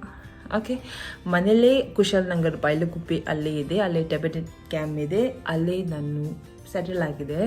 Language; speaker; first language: Kannada; non-native, local second language; Tibetan